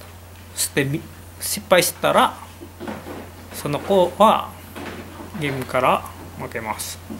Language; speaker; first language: Japanese; non-native, learner; Indonesian